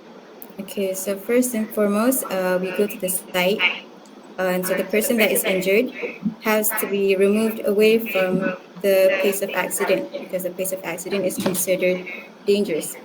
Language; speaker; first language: English; non-native, local second language; Malay